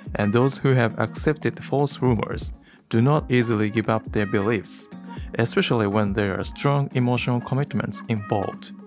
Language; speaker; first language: English; non-native, fluent; Japanese